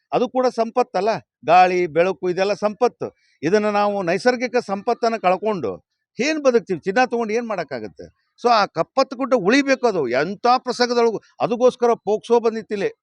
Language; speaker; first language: Kannada; native; Kannada